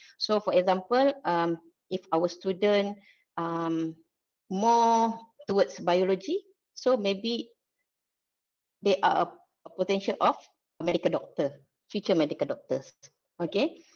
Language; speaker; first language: English; non-native, local second language; Malay